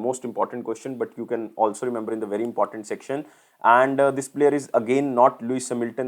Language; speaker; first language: English; non-native, local second language; Hindi